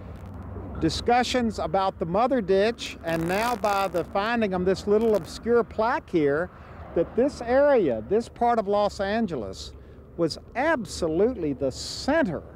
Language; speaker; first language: English; native; English